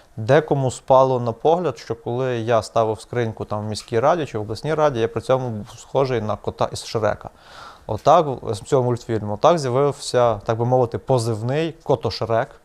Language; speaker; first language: Ukrainian; native; Ukrainian